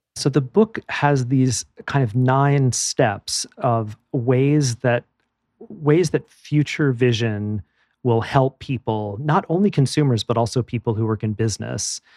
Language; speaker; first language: English; native; English